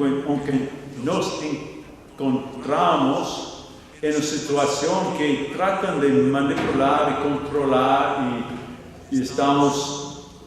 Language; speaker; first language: Spanish; non-native, fluent; English